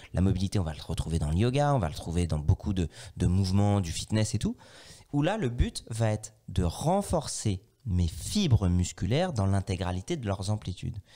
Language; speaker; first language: French; native; French